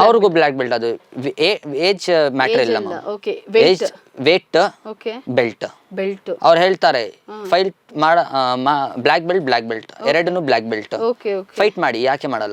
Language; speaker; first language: Kannada; non-native, local second language; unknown